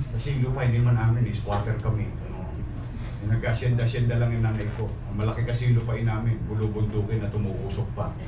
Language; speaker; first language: Filipino; native; Filipino